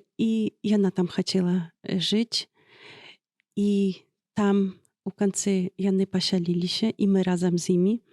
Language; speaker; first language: Belarusian; native; Belarusian